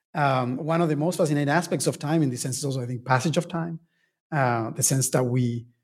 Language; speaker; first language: English; non-native, fluent; Spanish